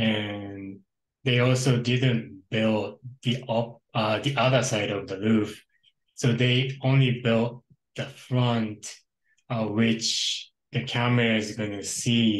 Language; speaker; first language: English; non-native, local second language; Japanese